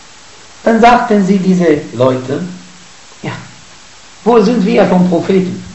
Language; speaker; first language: German; non-native, fluent; Arabic